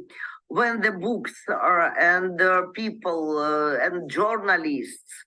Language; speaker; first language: English; non-native, learner; Ukrainian